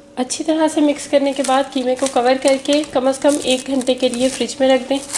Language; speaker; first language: Urdu; native; Urdu